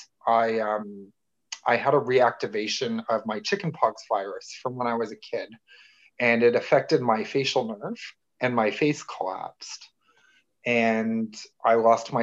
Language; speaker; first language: English; native; English